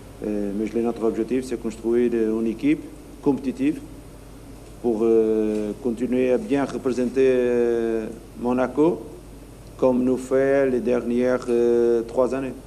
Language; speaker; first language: French; non-native, learner; Portuguese